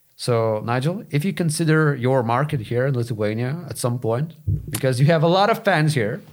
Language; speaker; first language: English; non-native, fluent; Lithuanian